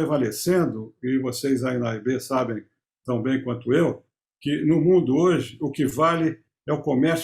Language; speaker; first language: Portuguese; native; Portuguese